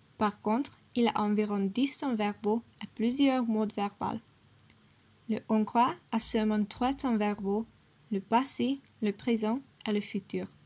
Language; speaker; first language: French; non-native, learner; Hungarian